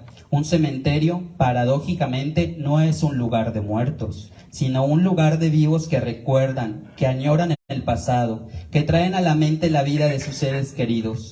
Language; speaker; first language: Spanish; native; Spanish